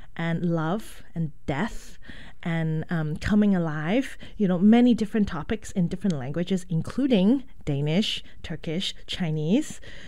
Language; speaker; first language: English; non-native, local second language; Cantonese